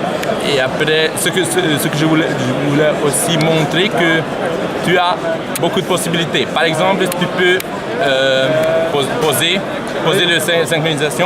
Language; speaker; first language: French; non-native, learner; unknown